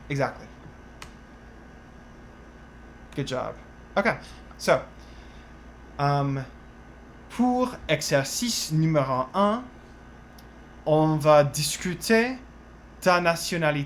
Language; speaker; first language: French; non-native, fluent; English